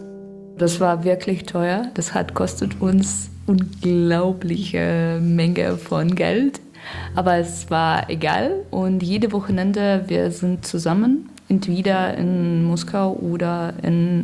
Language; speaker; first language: German; non-native, fluent; Russian